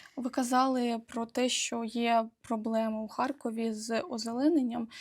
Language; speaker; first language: Ukrainian; native; Ukrainian